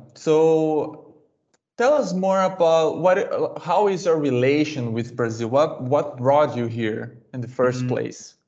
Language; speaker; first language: English; non-native, fluent; Portuguese